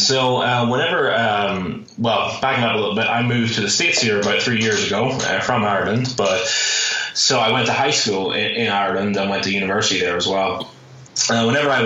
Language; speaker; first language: English; native; English